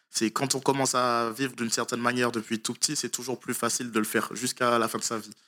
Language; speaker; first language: French; native; French